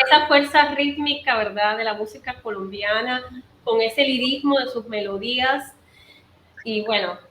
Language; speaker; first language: Spanish; native; Spanish